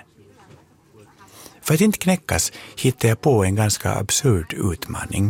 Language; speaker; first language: Swedish; native; Swedish